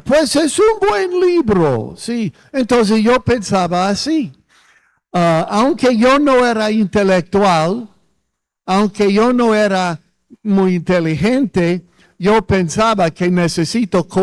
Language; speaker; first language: Spanish; non-native, fluent; English